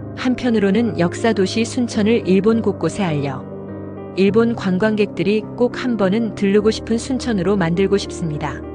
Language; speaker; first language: Korean; non-native, fluent; Japanese